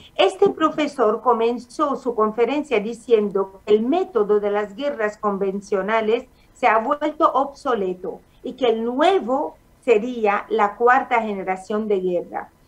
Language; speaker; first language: Spanish; non-native, fluent; Arabic